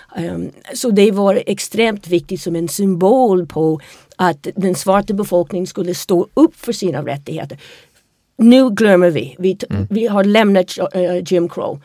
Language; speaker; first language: Swedish; non-native, fluent; English